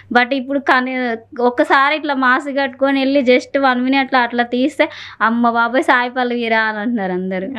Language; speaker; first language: Telugu; native; Telugu